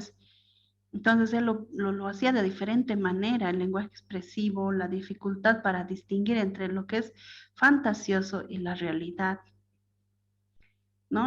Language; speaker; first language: Spanish; native; Spanish